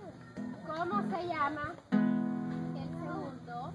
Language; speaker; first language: Spanish; native; Spanish